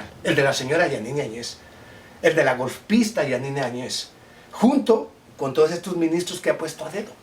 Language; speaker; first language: Spanish; native; Spanish